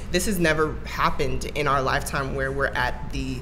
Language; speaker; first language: English; native; English